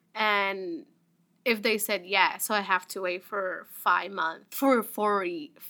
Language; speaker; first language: English; non-native, learner; Spanish